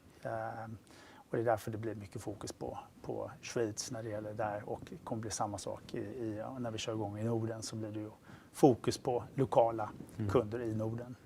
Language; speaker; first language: Swedish; native; Swedish